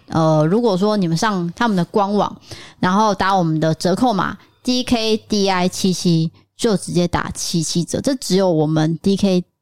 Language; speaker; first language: Chinese; native; Chinese